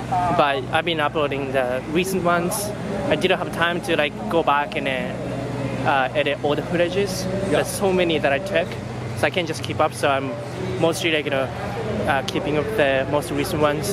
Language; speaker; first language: English; non-native, fluent; Japanese